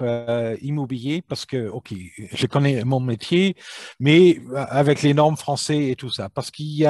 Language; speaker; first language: French; non-native, fluent; German